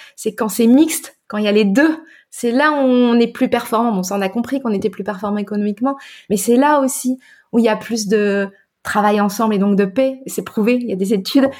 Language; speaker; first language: French; native; French